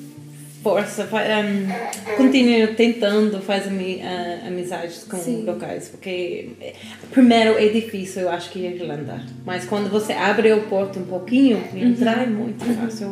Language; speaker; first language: Portuguese; non-native, learner; English